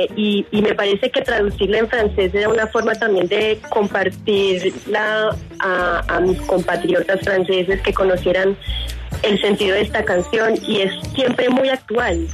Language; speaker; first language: Spanish; early bilingual, heritage; French